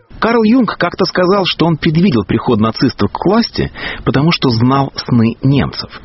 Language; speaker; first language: Russian; native; Russian